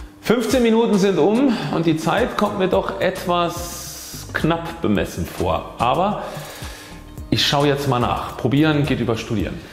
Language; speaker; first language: German; native; German